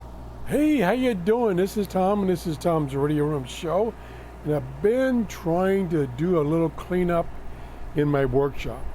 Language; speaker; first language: English; native; English